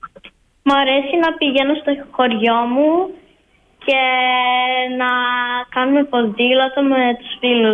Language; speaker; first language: Greek; early bilingual, heritage; Greek